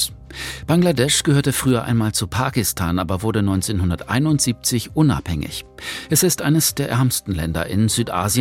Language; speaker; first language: German; native; German